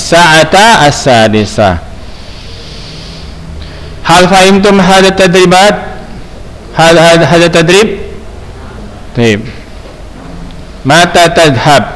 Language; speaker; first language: Arabic; non-native, fluent; Indonesian